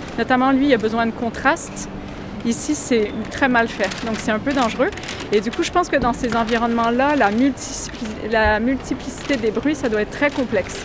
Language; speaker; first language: French; non-native, fluent; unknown